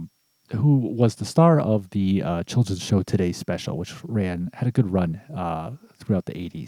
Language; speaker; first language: English; native; English